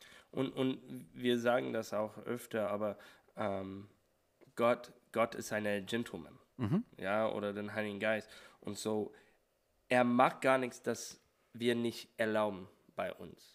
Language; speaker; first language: German; non-native, learner; English